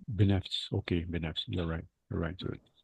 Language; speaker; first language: English; non-native, fluent; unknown